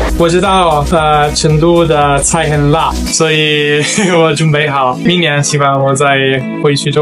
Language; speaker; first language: Chinese; non-native, learner; Italian